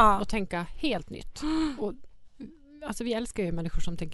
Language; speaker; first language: Swedish; native; Swedish